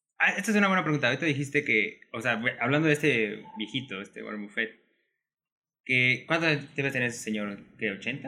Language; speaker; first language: Spanish; native; Spanish